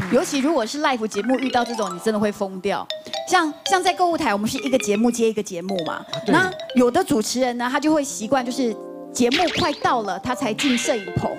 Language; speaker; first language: Chinese; native; Chinese